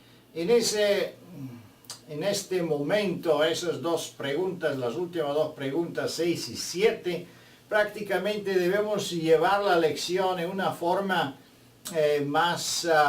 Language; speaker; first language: Spanish; non-native, fluent; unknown